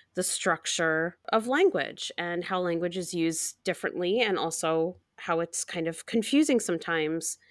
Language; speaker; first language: English; native; English